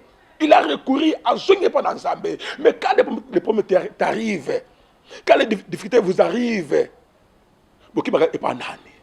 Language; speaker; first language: French; non-native, local second language; Lingala